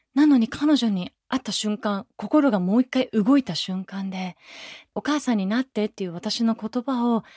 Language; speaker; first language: Japanese; early bilingual, other home language; Persian